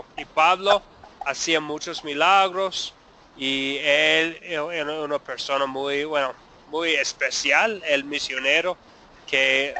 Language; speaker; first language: Spanish; non-native, fluent; English